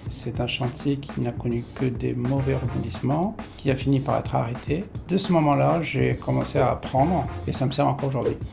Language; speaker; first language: French; non-native, local second language; Arabic